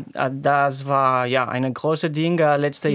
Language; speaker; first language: German; non-native, fluent; Spanish